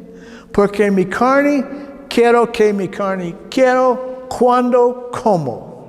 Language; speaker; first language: Spanish; non-native, learner; English